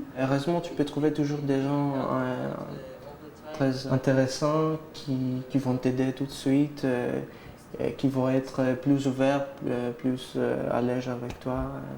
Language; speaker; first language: French; non-native, learner; Greek